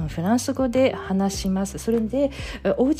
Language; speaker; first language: Japanese; non-native, learner; French